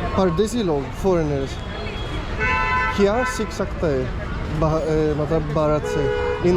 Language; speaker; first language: Hindi; non-native, fluent; Italian